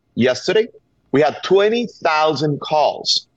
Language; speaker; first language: English; non-native, fluent; Spanish